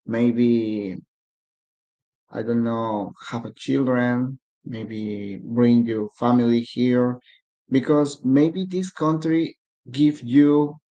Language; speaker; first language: English; non-native, learner; Spanish